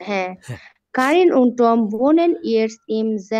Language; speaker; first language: German; non-native, learner; Bangla